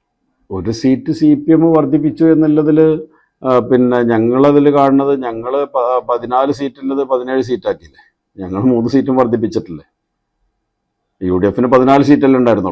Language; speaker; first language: Malayalam; native; Malayalam